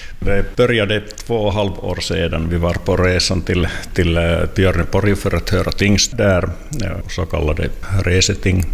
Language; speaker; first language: Swedish; non-native, local second language; Finnish